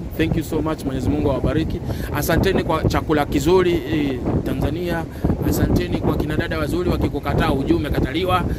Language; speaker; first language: Swahili; native; Swahili